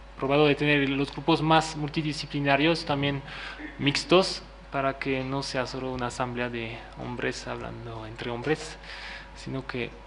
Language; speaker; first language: Spanish; non-native, fluent; French